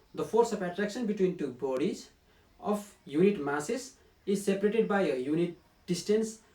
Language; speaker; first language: English; non-native, local second language; Nepali